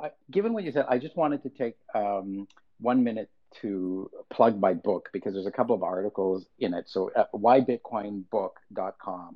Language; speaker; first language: English; native; English